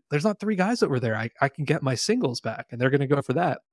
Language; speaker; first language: English; native; English